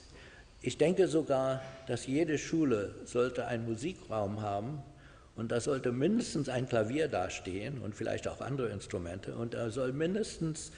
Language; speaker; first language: German; non-native, fluent; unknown